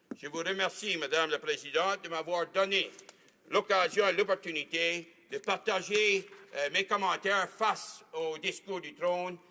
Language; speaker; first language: French; native; French